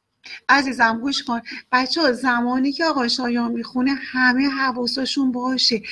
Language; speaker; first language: Persian; native; Persian